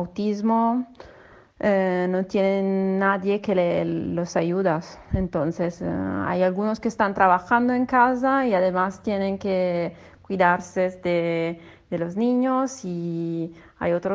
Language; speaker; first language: Spanish; non-native, fluent; Italian